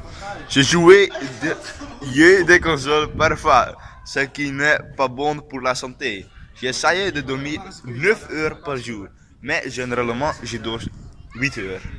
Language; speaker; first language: French; non-native, learner; Dutch